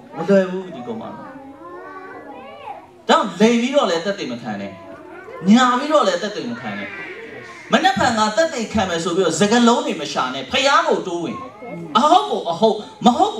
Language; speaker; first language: Burmese; native; Burmese